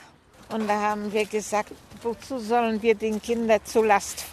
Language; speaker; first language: German; non-native, fluent; Polish